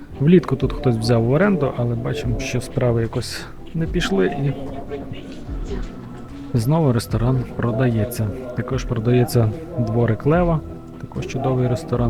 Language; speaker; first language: Ukrainian; native; Ukrainian